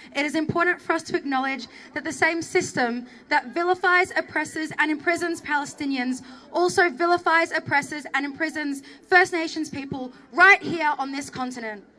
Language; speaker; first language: English; early bilingual, other home language; Arabic